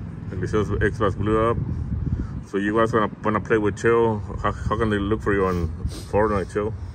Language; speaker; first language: English; early bilingual, other home language; Spanish